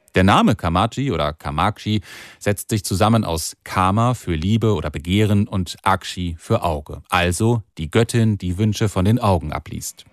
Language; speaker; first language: German; native; German